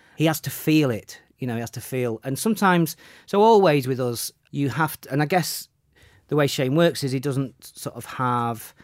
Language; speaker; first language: English; native; English